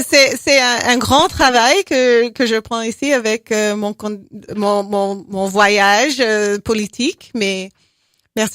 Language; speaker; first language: French; non-native, fluent; English